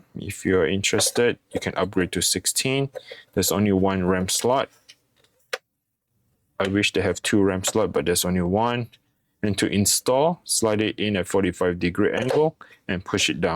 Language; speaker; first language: English; non-native, fluent; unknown